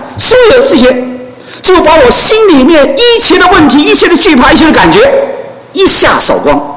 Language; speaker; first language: Chinese; non-native, local second language; Cantonese